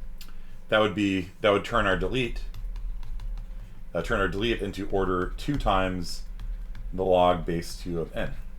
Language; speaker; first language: English; native; English